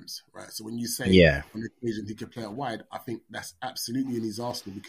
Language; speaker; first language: English; native; English